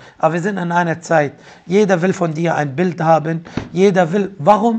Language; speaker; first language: German; non-native, fluent; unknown